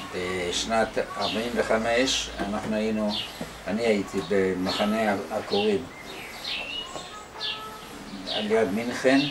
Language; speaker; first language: Hebrew; non-native, fluent; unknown